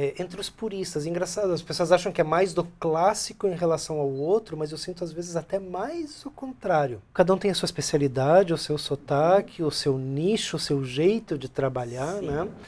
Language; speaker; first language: Portuguese; early bilingual, other home language; Spanish